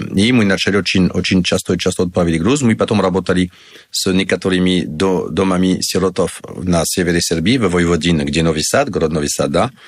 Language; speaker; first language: Russian; non-native, learner; French